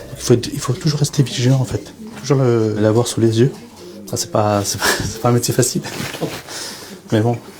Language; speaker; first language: French; native; French